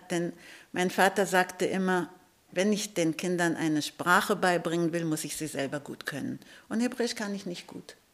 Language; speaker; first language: German; early bilingual, heritage; Hebrew